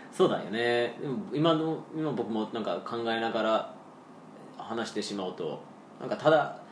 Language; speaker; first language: Japanese; non-native, fluent; English